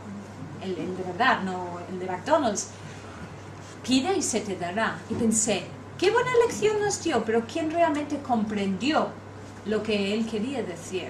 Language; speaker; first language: Spanish; non-native, fluent; English